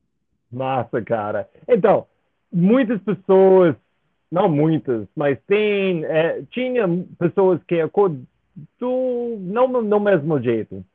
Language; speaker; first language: Portuguese; non-native, fluent; English